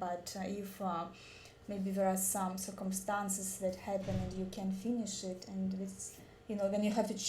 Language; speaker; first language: English; non-native, learner; Russian